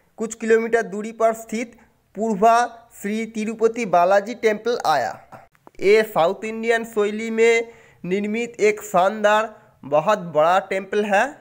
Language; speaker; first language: Hindi; non-native, local second language; Bangla